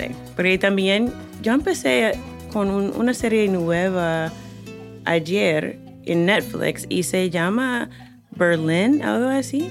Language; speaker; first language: Spanish; non-native, fluent; English